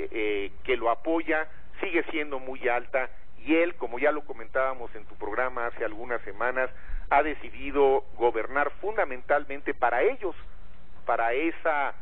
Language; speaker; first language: Spanish; native; Spanish